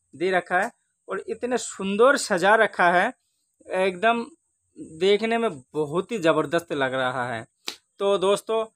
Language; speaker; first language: Hindi; non-native, local second language; Bangla